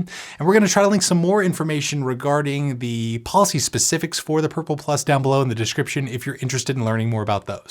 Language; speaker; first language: English; native; English